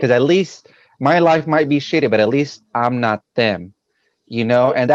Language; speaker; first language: English; native; English